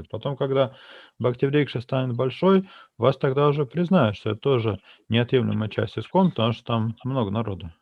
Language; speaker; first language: Russian; native; Russian